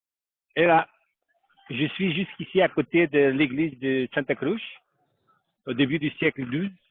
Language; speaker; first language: French; non-native, fluent; Portuguese